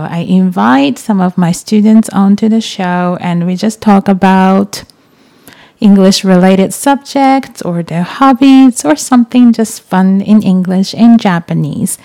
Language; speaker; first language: English; non-native, fluent; Japanese